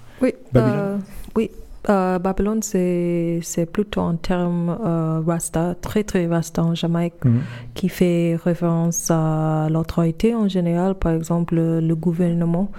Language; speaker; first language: French; non-native, fluent; English